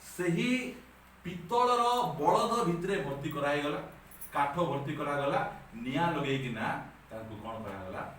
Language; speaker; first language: Odia; native; Odia